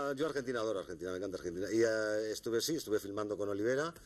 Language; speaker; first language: Spanish; native; Spanish